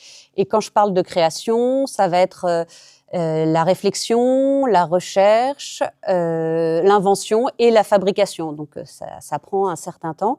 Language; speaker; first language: French; native; French